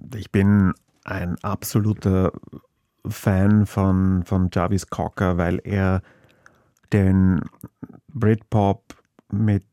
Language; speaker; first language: German; native; German